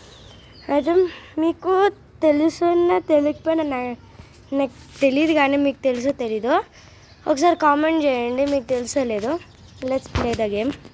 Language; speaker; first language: Telugu; native; Telugu